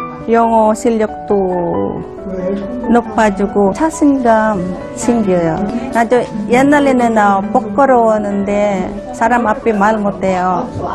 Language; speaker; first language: Korean; non-native, learner; Filipino